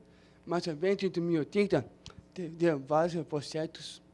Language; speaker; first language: Portuguese; non-native, learner; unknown